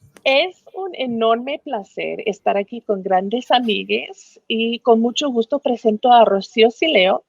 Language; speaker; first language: Spanish; non-native, fluent; English